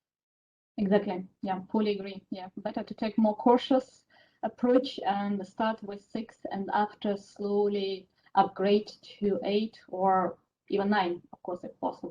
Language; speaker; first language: English; non-native, fluent; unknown